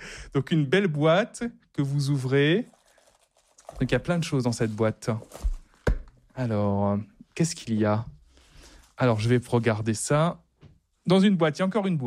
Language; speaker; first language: French; native; French